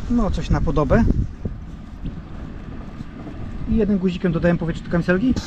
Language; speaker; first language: Polish; native; Polish